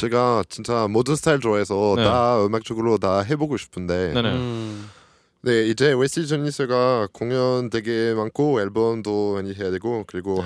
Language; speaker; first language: Korean; non-native, learner; French